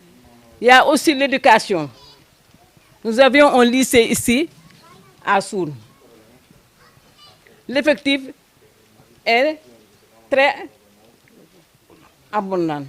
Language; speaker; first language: French; non-native, local second language; Wolof